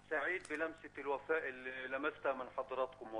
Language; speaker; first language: Arabic; native; Arabic